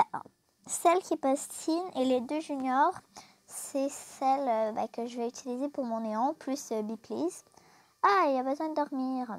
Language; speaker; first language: French; native; French